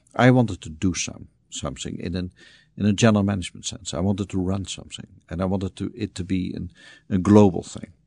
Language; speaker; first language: English; non-native, fluent; Dutch